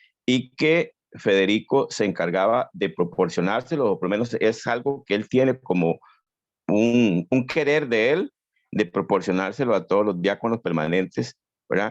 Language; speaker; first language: Spanish; native; Spanish